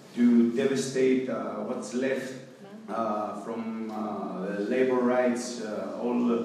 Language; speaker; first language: English; non-native, fluent; Italian